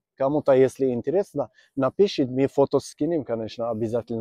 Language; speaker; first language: Russian; non-native, learner; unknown